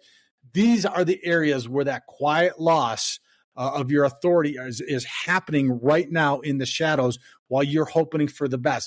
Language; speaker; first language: English; native; English